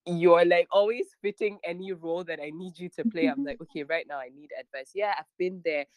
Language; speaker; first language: English; non-native, local second language; Hausa